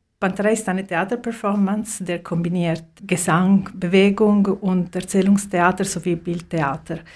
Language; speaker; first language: German; non-native, fluent; Italian